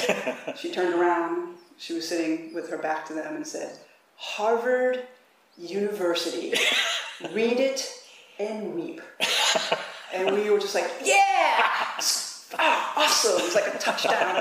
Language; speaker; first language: English; native; English